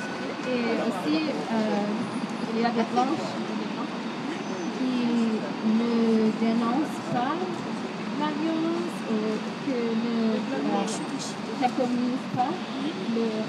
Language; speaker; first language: French; non-native, learner; English